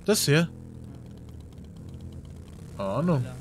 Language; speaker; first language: German; native; German